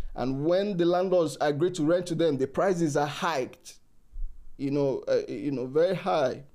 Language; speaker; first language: English; non-native, local second language; Igbo